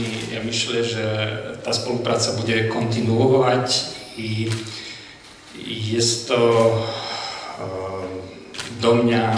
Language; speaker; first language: Polish; non-native, learner; Slovak